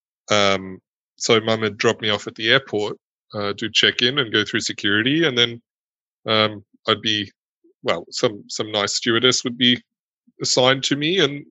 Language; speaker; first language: English; early bilingual, other home language; German